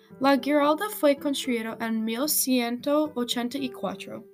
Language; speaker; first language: Spanish; non-native, learner; English